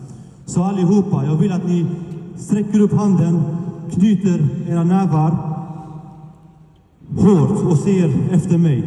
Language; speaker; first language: Swedish; early bilingual, other home language; Kurdish